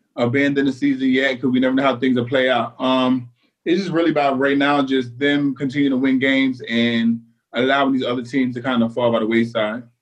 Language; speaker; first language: English; native; English